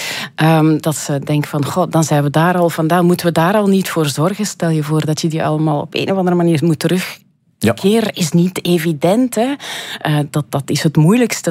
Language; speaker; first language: Dutch; native; Dutch